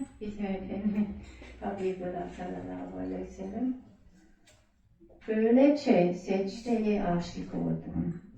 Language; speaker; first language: Turkish; non-native, learner; German